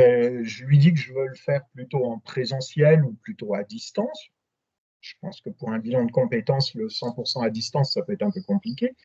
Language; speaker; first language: French; native; French